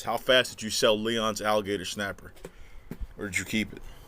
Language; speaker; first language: English; native; English